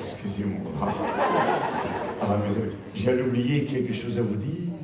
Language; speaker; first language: French; non-native, fluent; German